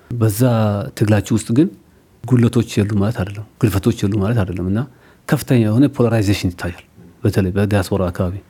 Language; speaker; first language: Amharic; non-native, local second language; Somali